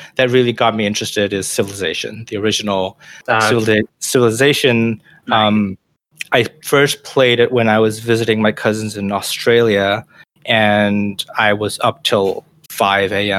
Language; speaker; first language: English; non-native, local second language; Chinese